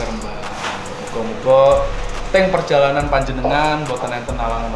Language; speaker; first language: Indonesian; non-native, local second language; Javanese